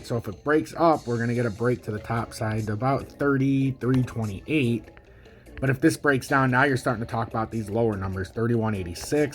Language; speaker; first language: English; native; English